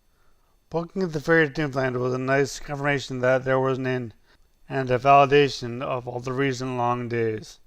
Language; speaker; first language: English; native; English